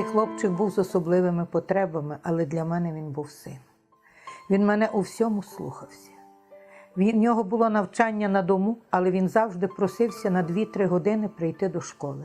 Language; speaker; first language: Ukrainian; native; Ukrainian